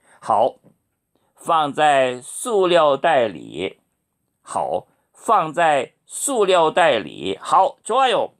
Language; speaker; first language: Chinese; non-native, fluent; Korean